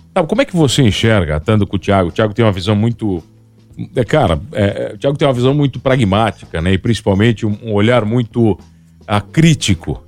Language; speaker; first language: Portuguese; native; Portuguese